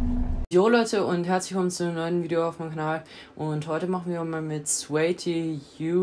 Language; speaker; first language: German; native; German